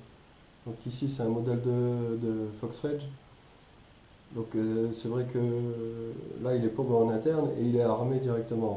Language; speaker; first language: French; native; French